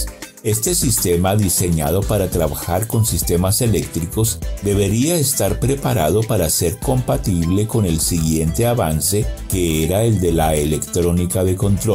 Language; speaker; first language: Spanish; native; Spanish